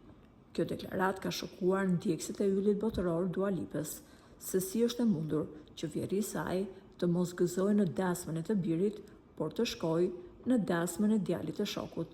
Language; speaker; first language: Albanian; native; Albanian